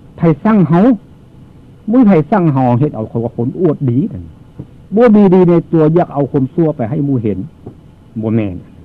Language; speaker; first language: Thai; native; Thai